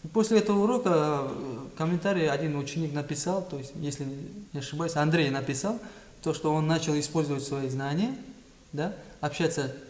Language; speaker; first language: Russian; non-native, local second language; Kazakh